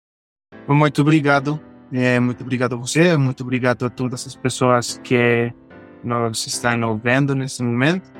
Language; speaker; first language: Portuguese; non-native, fluent; Spanish